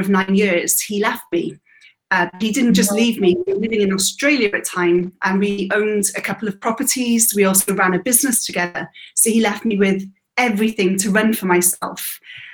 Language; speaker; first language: English; native; English